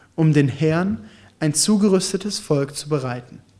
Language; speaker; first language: German; native; German